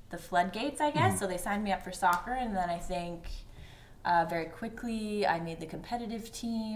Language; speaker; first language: English; native; English